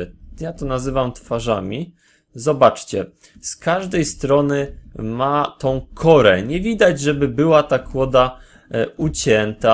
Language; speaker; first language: Polish; native; Polish